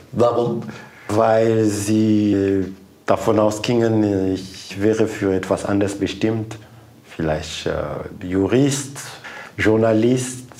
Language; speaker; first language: German; non-native, fluent; Lingala